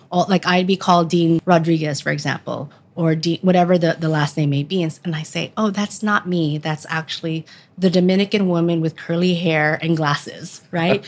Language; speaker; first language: English; early bilingual, other home language; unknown